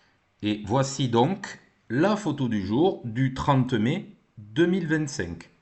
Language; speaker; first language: French; native; French